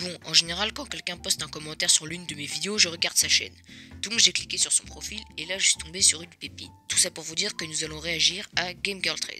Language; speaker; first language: French; native; French